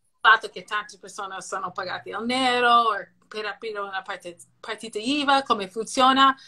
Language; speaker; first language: Italian; non-native, fluent; English